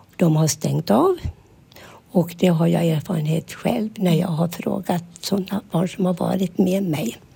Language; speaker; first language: Swedish; early bilingual, other home language; Finnish